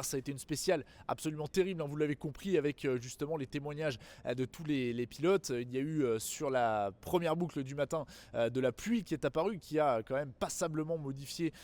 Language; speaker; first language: French; native; French